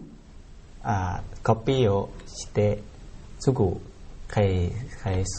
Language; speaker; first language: Japanese; non-native, learner; Thai